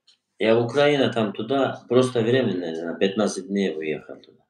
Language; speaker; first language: Russian; non-native, learner; Turkish